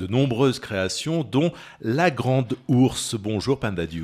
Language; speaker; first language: French; native; French